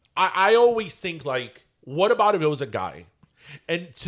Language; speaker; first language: English; native; English